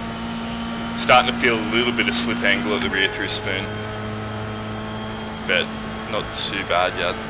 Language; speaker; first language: English; native; English